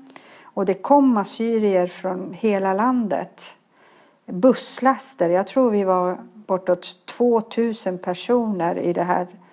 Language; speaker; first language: Swedish; early bilingual, other home language; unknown